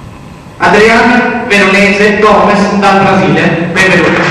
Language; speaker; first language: Italian; native; Italian